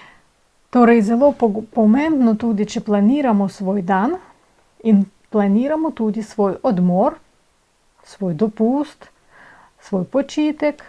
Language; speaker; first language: Slovenian; non-native, fluent; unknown